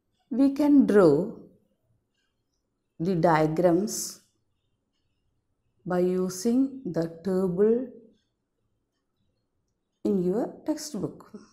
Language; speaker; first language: English; non-native, local second language; Malayalam